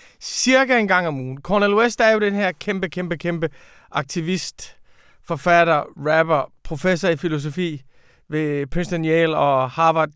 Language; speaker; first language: Danish; native; Danish